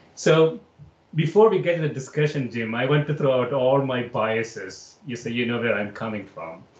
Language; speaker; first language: English; non-native, local second language; Malayalam